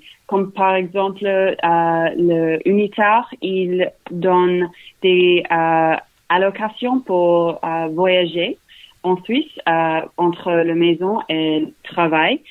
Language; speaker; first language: French; non-native, learner; English